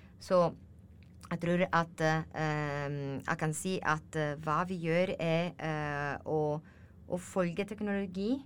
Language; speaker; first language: Norwegian; non-native, learner; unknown